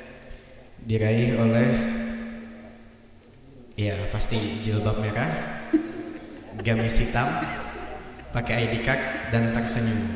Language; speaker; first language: Indonesian; native; Indonesian